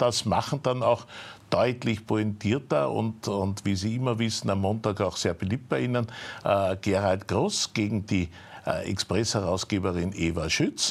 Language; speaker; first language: German; native; German